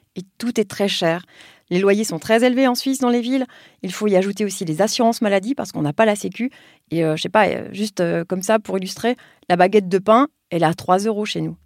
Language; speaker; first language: French; native; French